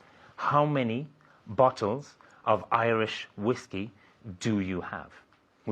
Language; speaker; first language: English; non-native, fluent; Spanish